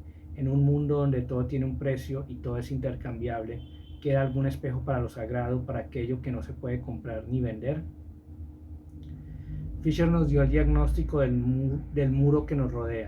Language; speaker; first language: Spanish; native; Spanish